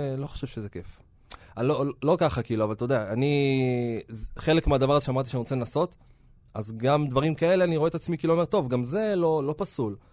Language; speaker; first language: Hebrew; native; Hebrew